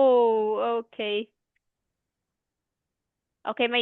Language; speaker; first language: English; non-native, fluent; Filipino